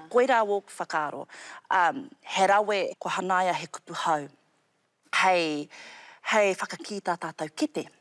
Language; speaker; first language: Māori; native; Māori